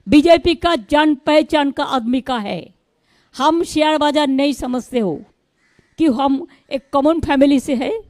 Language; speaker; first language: Hindi; non-native, local second language; Bangla